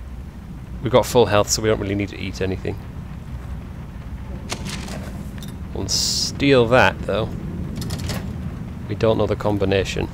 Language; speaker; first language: English; native; English